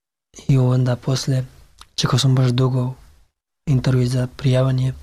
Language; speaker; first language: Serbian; non-native, learner; Pashto